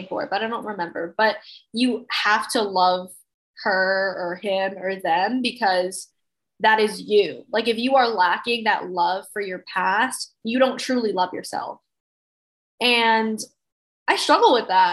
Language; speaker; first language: English; native; English